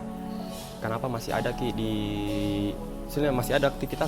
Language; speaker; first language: Indonesian; native; Indonesian